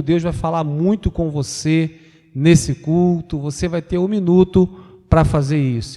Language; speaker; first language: Portuguese; native; Portuguese